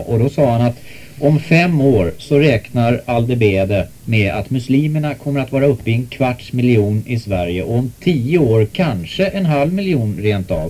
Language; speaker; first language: Swedish; native; Swedish